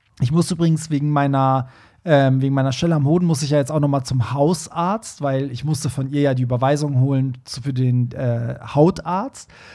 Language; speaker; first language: German; early bilingual, other home language; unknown